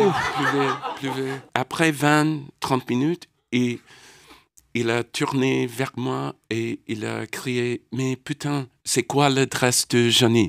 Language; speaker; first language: French; non-native, learner; English